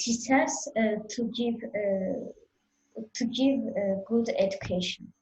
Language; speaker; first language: English; non-native, learner; Azerbaijani